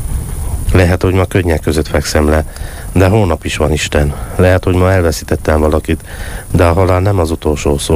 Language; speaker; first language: Hungarian; native; Hungarian